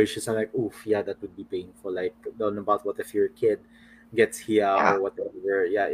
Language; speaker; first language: English; non-native, local second language; Filipino